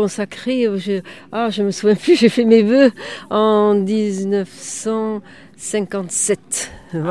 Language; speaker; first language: French; native; French